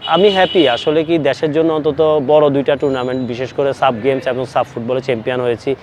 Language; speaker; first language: Bangla; native; Bangla